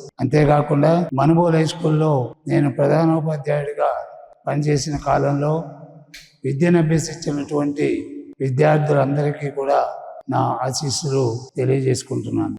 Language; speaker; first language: Telugu; non-native, local second language; Tamil